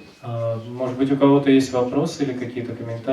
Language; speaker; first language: Russian; native; Russian